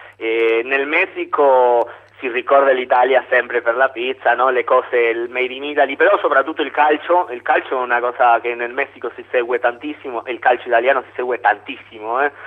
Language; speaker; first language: Italian; non-native, fluent; Spanish